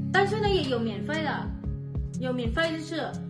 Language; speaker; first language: Chinese; non-native, fluent; Thai